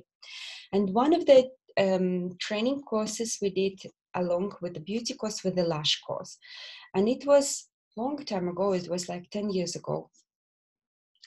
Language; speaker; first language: English; non-native, fluent; Russian